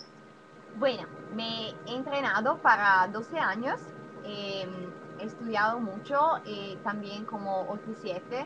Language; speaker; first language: Spanish; non-native, learner; Italian